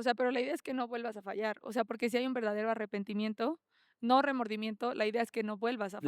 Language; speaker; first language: Spanish; native; Spanish